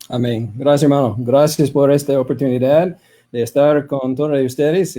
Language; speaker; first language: Spanish; non-native, fluent; English